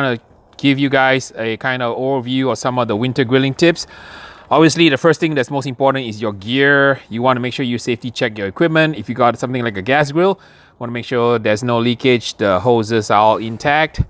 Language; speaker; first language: English; native; English